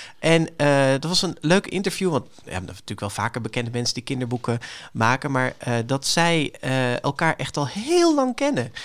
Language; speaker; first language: Dutch; native; Dutch